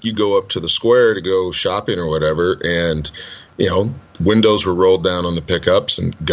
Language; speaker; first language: English; native; English